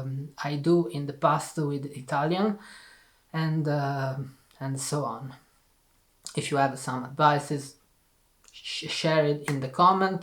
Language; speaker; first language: English; non-native, learner; Italian